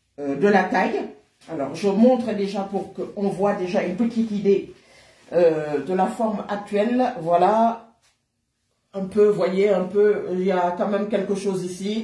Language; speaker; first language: French; native; French